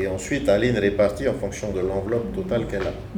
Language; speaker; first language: French; native; French